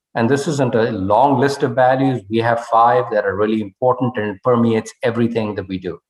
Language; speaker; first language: English; non-native, local second language; Hindi